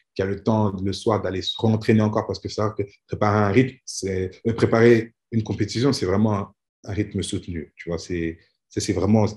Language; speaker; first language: French; native; French